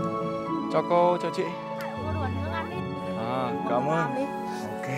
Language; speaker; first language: Vietnamese; non-native, learner; English